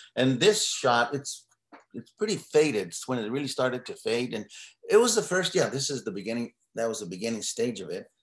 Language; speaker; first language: English; native; English